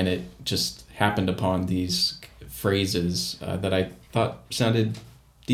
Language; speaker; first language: English; native; English